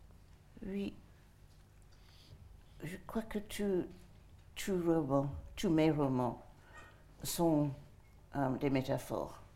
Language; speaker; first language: French; non-native, fluent; English